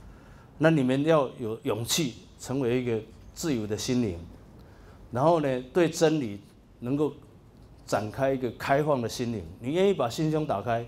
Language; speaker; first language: Chinese; native; Chinese